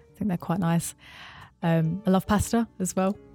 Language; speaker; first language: English; native; English